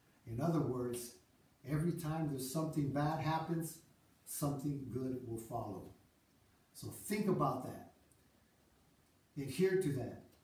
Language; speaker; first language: English; early bilingual, other home language; Spanish